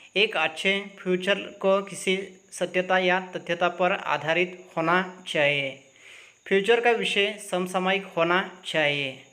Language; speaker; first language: Hindi; non-native, local second language; Marathi